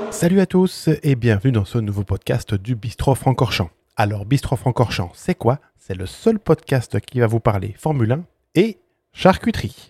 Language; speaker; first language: French; native; French